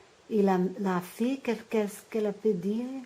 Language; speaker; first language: French; non-native, learner; Portuguese